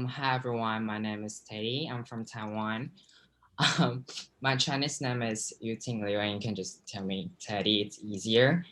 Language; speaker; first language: English; non-native, fluent; Chinese